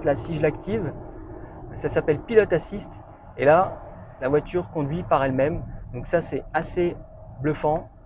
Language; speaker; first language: French; native; French